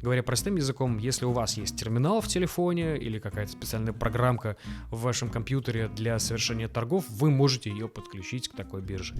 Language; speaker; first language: Russian; native; Russian